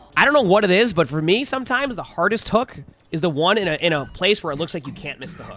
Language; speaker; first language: English; native; English